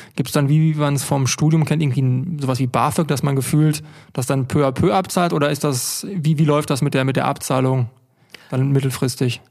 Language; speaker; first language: German; native; German